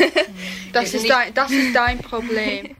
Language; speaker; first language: German; non-native, learner; English